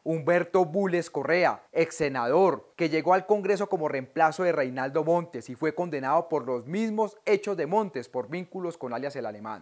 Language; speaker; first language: Spanish; native; Spanish